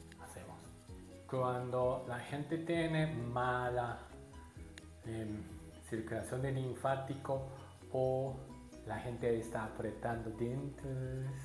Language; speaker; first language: Spanish; non-native, learner; Japanese